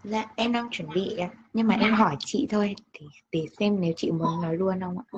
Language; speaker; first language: Vietnamese; native; Vietnamese